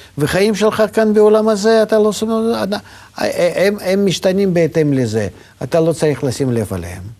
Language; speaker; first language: Hebrew; native; Hebrew